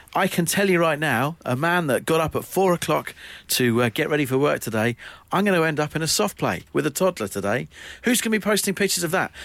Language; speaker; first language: English; native; English